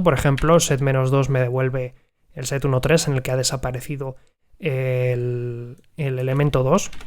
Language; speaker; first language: Spanish; native; Spanish